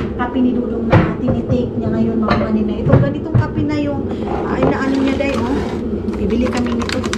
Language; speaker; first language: Filipino; non-native, local second language; Cebuano